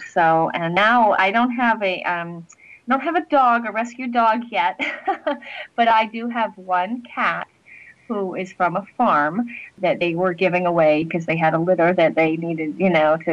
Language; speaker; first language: English; native; English